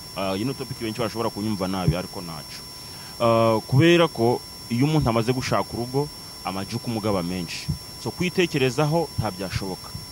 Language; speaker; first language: Kinyarwanda; early bilingual, heritage; Kinyarwanda